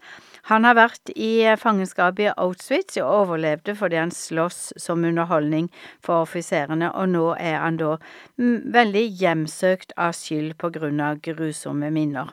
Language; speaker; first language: Norwegian; native; Norwegian